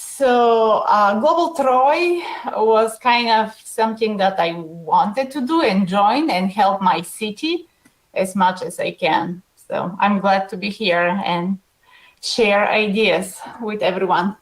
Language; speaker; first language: English; non-native, fluent; Bulgarian